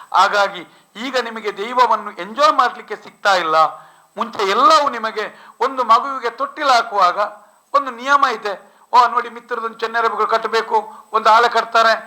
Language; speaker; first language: Kannada; non-native, local second language; Tulu